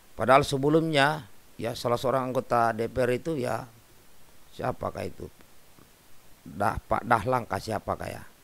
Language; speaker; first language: Indonesian; native; Indonesian